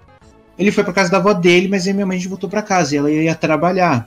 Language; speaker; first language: Portuguese; native; Portuguese